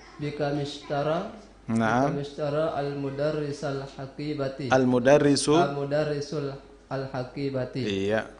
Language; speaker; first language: Arabic; non-native, learner; Indonesian